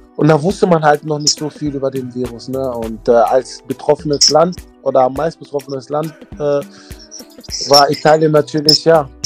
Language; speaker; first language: German; early bilingual, other home language; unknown